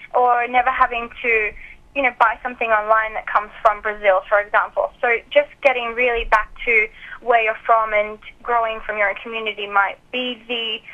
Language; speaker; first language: English; native; English